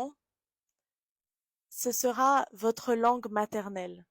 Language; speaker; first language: French; native; French